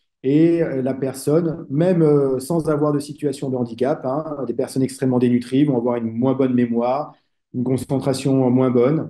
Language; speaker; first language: French; native; French